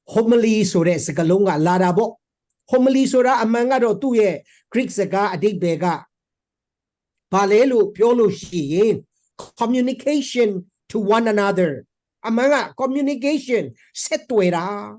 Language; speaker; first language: Burmese; non-native, local second language; Hakha Chin